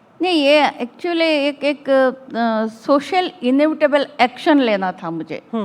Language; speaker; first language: Hindi; non-native, local second language; Urdu